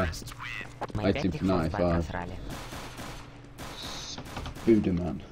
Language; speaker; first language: English; native; English